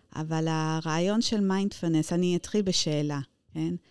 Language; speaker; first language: Hebrew; non-native, fluent; English